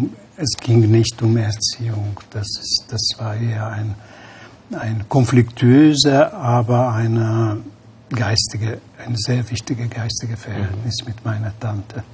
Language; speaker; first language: German; non-native, fluent; Hungarian